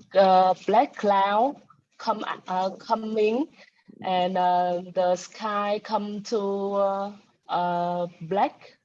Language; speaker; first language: English; non-native, learner; Vietnamese